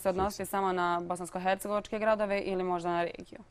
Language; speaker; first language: Bosnian; native; Bosnian